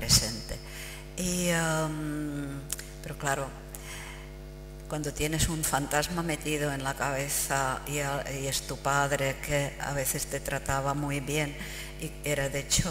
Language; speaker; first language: Spanish; non-native, fluent; Czech